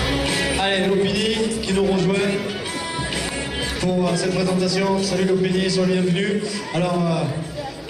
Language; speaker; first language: French; native; French